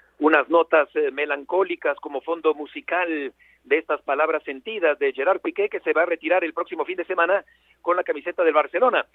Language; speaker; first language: Spanish; native; Spanish